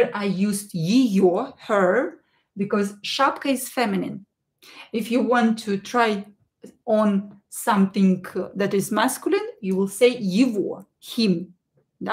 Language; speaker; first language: English; non-native, fluent; Russian